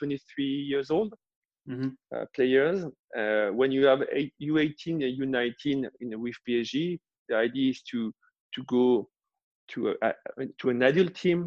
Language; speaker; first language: English; non-native, fluent; French